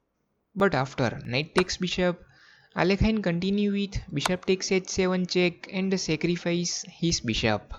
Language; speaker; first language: English; non-native, fluent; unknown